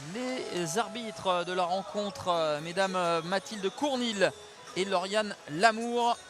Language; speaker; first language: French; native; French